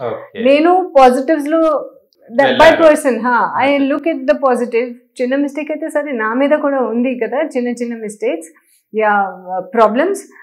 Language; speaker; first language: Telugu; non-native, learner; Hindi